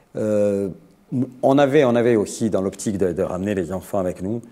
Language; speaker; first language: French; native; French